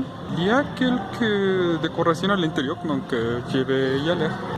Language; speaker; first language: French; non-native, fluent; Spanish